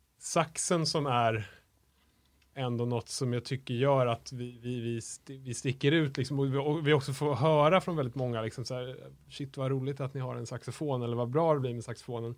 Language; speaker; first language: Swedish; native; Swedish